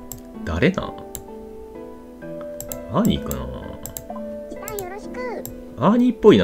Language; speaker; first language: Japanese; native; Japanese